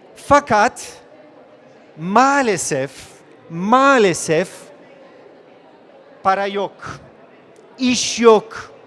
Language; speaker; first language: Turkish; non-native, learner; English